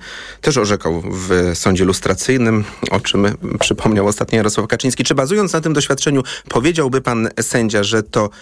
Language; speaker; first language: Polish; native; Polish